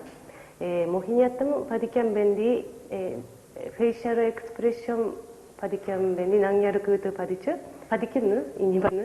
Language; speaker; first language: Malayalam; non-native, learner; Japanese